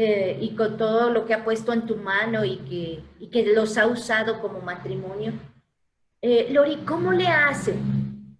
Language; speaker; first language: Spanish; native; Spanish